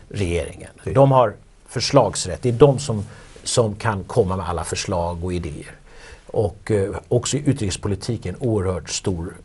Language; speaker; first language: Swedish; native; Swedish